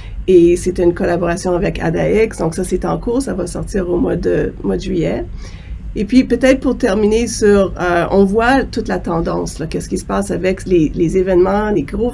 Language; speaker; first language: French; native; French